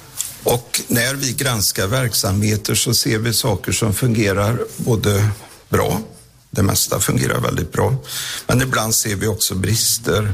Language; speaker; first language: Swedish; native; Swedish